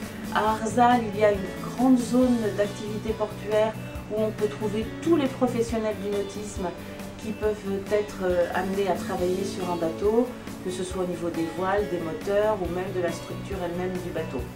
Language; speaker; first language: French; native; French